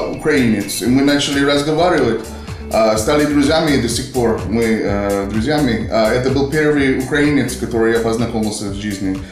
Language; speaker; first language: Ukrainian; non-native, learner; English